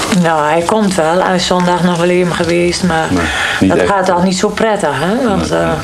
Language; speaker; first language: Dutch; native; Dutch